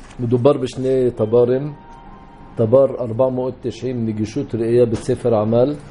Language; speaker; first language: Hebrew; non-native, local second language; Arabic